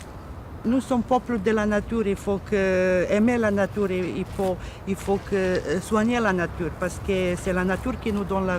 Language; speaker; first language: French; non-native, learner; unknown